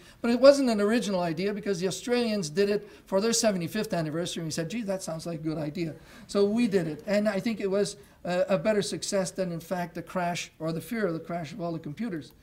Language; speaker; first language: English; non-native, local second language; French